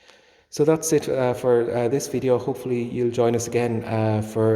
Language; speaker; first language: English; native; English